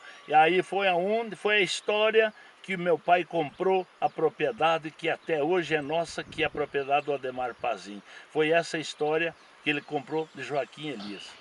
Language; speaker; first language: Portuguese; native; Portuguese